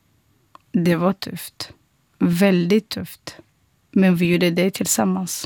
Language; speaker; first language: Swedish; non-native, fluent; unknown